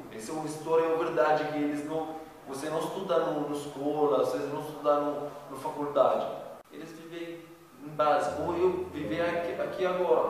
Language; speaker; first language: Portuguese; non-native, learner; Arabic